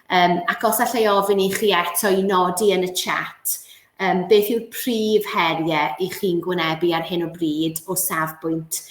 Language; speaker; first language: Welsh; native; Welsh